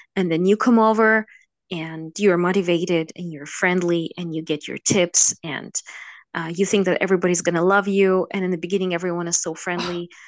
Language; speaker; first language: English; non-native, fluent; Russian